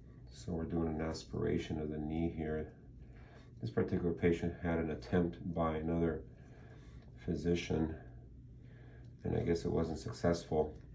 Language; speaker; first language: English; early bilingual, other home language; Spanish